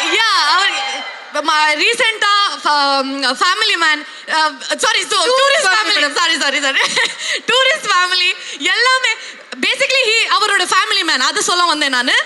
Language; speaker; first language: Tamil; non-native, local second language; Kannada